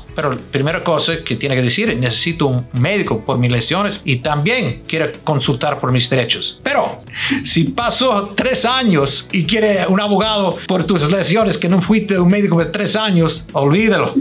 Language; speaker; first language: Spanish; non-native, fluent; English